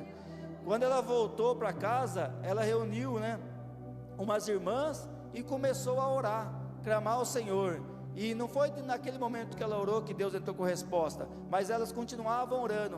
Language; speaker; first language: Portuguese; native; Portuguese